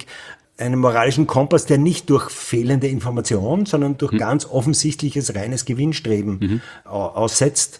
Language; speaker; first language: German; native; German